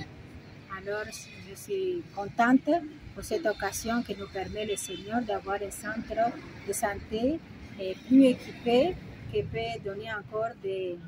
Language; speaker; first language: French; non-native, fluent; Spanish